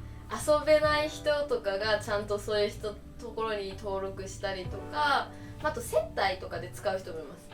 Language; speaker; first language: Japanese; native; Japanese